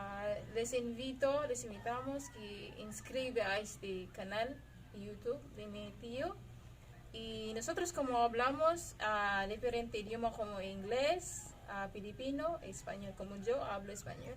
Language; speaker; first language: Spanish; non-native, learner; Filipino